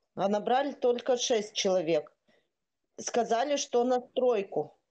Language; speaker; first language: Russian; native; Russian